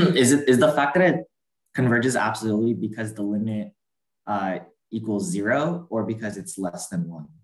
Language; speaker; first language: English; native; English